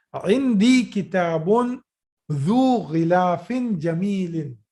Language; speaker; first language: Arabic; non-native, fluent; Urdu